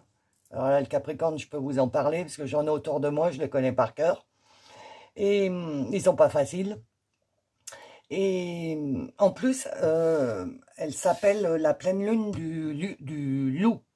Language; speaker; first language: French; native; French